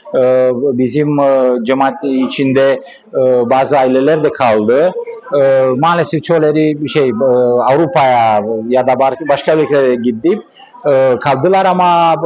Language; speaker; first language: Turkish; non-native, learner; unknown